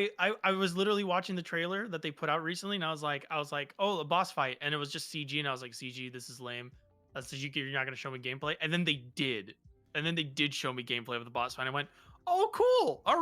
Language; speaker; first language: English; native; English